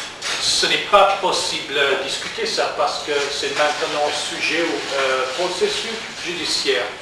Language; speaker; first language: French; non-native, learner; English